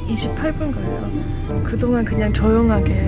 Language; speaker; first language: Korean; early bilingual, heritage; English